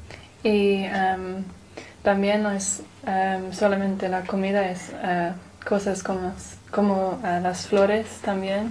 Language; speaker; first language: Spanish; non-native, learner; English